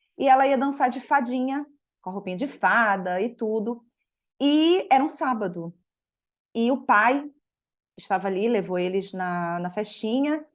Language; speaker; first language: Portuguese; native; Portuguese